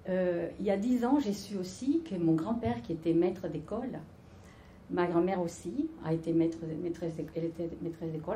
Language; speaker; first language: French; non-native, fluent; Spanish